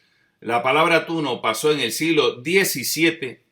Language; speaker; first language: Spanish; native; Spanish